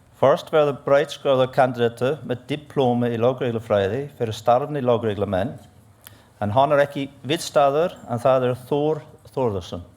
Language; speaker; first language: Icelandic; non-native, fluent; English